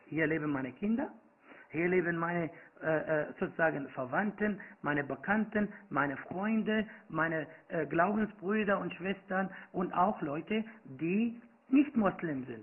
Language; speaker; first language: German; non-native, fluent; Arabic